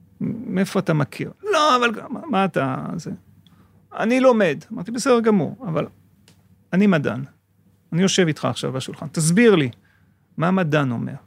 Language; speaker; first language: Hebrew; non-native, fluent; French